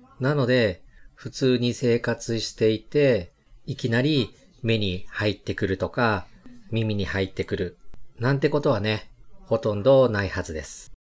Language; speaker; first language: Japanese; native; Japanese